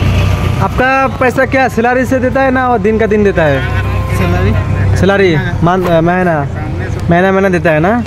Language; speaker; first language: Hindi; non-native, local second language; Bangla